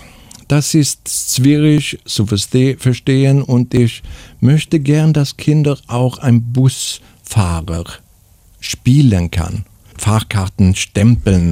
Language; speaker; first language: German; non-native, fluent; Swedish